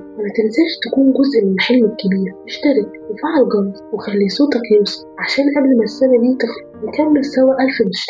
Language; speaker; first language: Arabic; native; Arabic